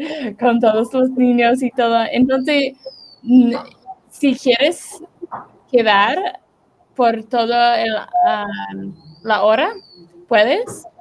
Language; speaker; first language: Spanish; non-native, learner; English